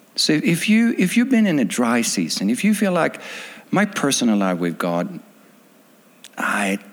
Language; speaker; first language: English; non-native, fluent; Swedish